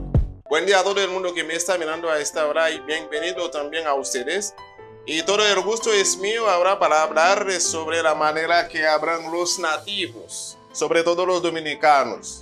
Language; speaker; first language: Spanish; non-native, fluent; Haitian Creole